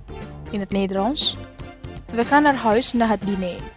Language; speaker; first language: Dutch; non-native, learner; Indonesian